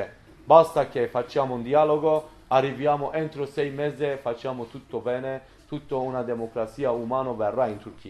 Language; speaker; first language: Italian; non-native, learner; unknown